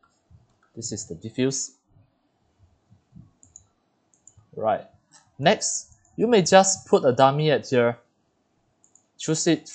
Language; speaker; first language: English; non-native, fluent; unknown